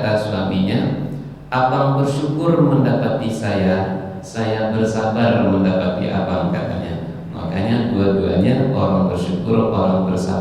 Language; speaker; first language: Malay; native; Malay